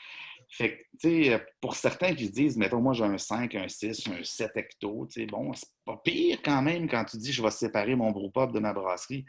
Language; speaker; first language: French; native; French